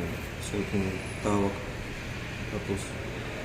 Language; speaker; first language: Filipino; non-native, learner; Punjabi